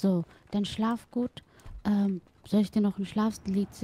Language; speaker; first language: German; native; German